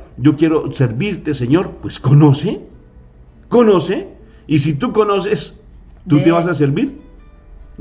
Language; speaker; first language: Spanish; native; Spanish